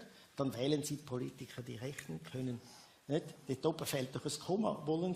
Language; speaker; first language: German; native; German